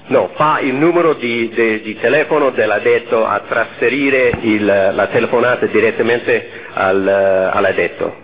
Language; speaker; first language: Italian; non-native, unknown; English